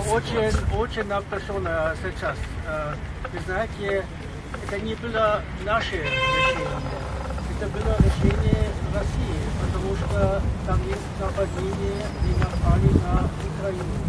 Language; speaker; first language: Russian; non-native, learner; German